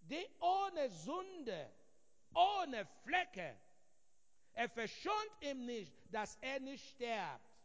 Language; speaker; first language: German; non-native, fluent; Igbo